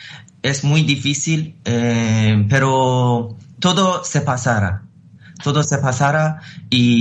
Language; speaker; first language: Spanish; non-native, fluent; Persian